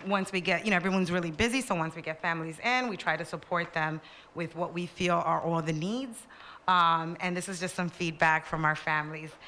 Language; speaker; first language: English; early bilingual, other home language; Spanish